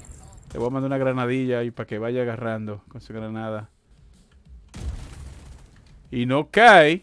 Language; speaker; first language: Spanish; native; Spanish